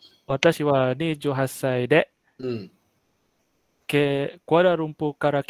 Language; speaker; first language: Japanese; non-native, learner; Malay